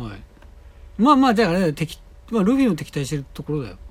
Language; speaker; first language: Japanese; native; Japanese